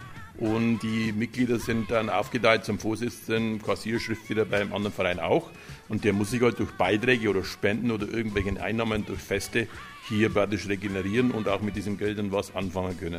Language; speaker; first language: German; native; German